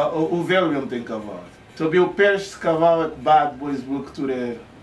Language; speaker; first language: Polish; non-native, fluent; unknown